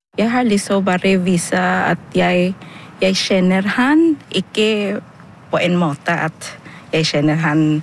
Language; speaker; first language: Norwegian; non-native, fluent; Filipino